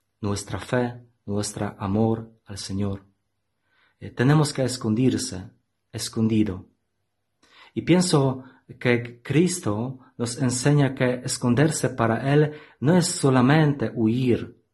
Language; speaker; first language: Spanish; non-native, learner; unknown